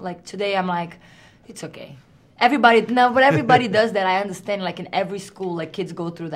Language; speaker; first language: English; non-native, fluent; Portuguese